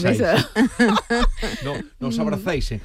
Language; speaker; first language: Spanish; native; Spanish